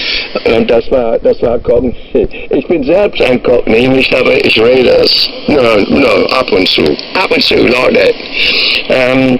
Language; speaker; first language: German; non-native, fluent; English